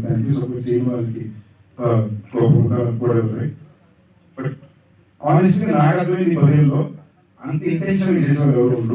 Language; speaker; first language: Telugu; non-native, fluent; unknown